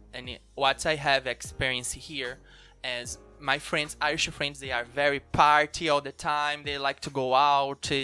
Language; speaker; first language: English; non-native, learner; Portuguese